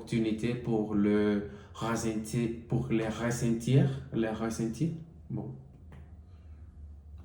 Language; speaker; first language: French; non-native, learner; Spanish